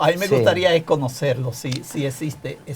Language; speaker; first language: Spanish; native; Spanish